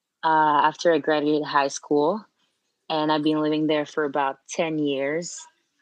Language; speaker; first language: English; non-native, fluent; French